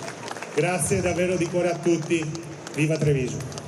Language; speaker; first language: Italian; native; Italian